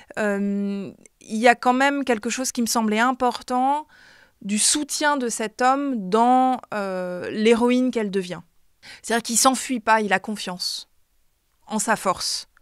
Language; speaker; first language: French; native; French